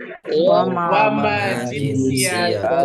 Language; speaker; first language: Arabic; non-native, learner; Indonesian